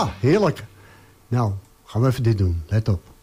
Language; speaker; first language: Dutch; native; Dutch